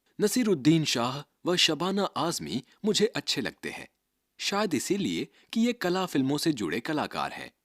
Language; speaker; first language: Hindi; native; Hindi